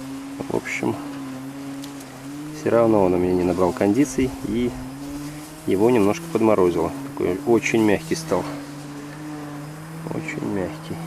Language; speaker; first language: Russian; native; Russian